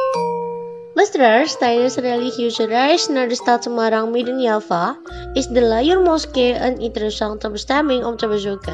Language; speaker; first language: Dutch; non-native, learner; Indonesian